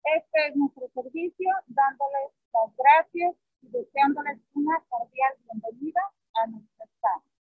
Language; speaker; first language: Spanish; native; Spanish